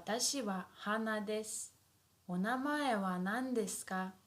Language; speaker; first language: Japanese; non-native, fluent; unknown